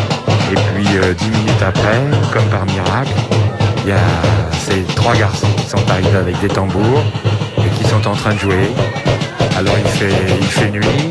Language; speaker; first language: French; native; French